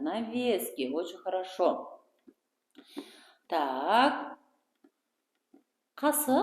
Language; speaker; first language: Russian; non-native, local second language; Kara-Kalpak